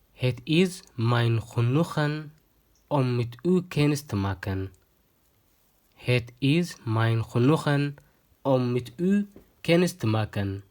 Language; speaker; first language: Dutch; non-native, learner; Tigrinya